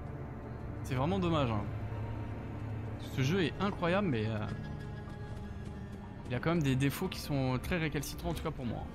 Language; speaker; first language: French; native; French